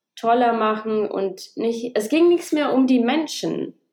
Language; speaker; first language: German; early bilingual, heritage; Russian